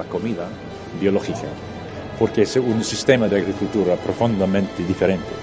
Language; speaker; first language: Spanish; non-native, fluent; English